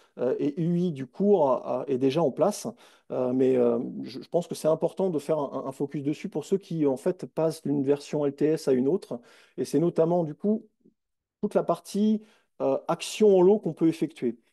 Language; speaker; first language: French; native; French